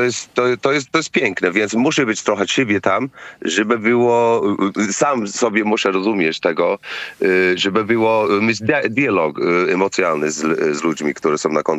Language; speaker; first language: Polish; non-native, fluent; English